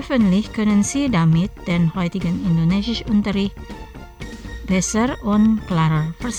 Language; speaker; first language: German; non-native, fluent; Indonesian